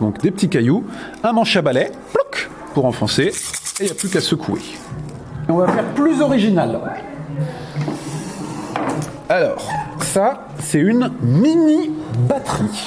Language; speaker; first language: French; native; French